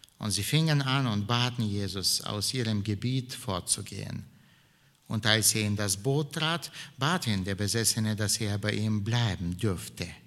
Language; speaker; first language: German; non-native, fluent; Bulgarian